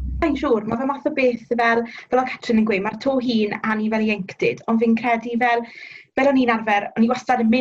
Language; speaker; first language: Welsh; native; Welsh